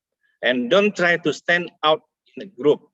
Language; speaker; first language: English; non-native, fluent; Indonesian